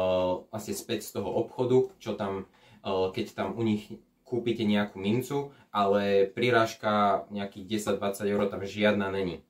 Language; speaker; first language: Slovak; native; Slovak